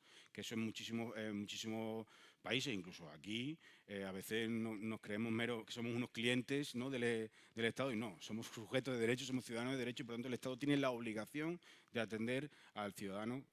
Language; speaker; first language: Spanish; native; Spanish